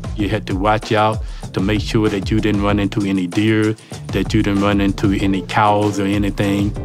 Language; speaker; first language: English; native; English